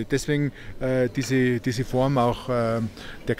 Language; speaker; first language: German; native; German